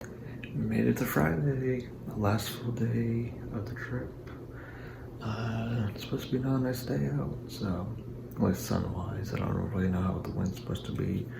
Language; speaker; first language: English; native; English